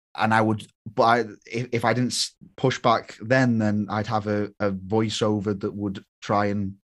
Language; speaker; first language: English; native; English